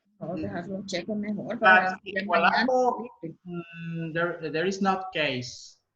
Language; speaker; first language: English; non-native, learner; Spanish